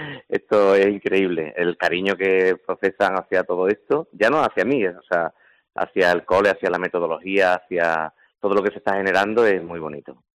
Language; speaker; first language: Spanish; native; Spanish